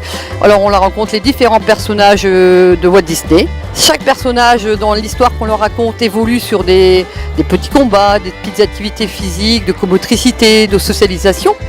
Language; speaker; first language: French; native; French